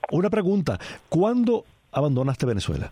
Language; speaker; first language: Spanish; native; Spanish